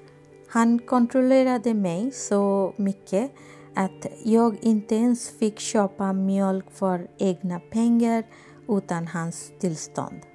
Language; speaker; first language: Swedish; non-native, fluent; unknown